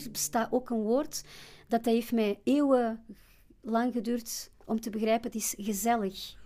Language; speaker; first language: Dutch; non-native, fluent; Portuguese